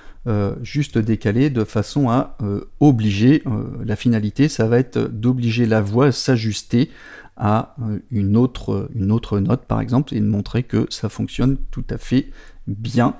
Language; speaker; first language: French; native; French